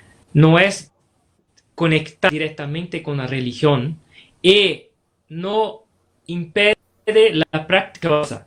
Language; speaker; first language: Spanish; non-native, fluent; Portuguese